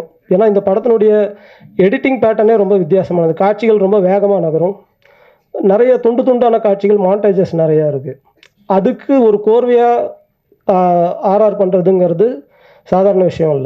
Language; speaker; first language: Tamil; native; Tamil